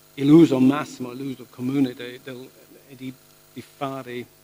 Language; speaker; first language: Italian; non-native, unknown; English